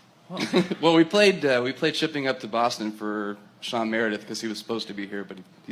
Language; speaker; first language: English; native; English